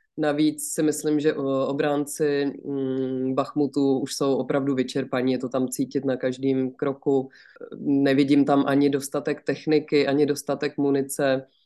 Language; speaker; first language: Czech; native; Czech